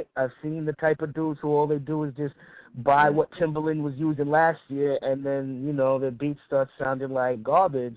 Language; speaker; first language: English; native; English